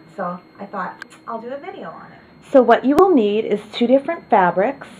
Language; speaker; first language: English; native; English